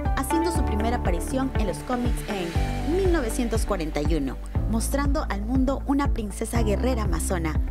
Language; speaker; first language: Spanish; native; Spanish